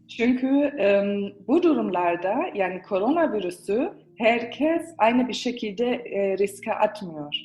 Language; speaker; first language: Turkish; early bilingual, heritage; Turkish